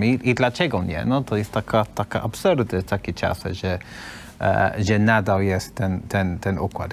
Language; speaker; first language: Polish; non-native, learner; English